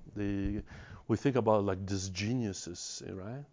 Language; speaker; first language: English; non-native, fluent; Portuguese